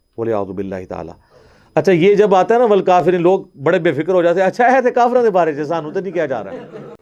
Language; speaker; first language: Urdu; non-native, local second language; Punjabi